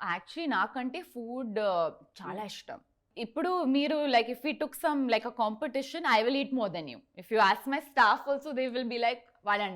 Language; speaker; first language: Telugu; non-native, learner; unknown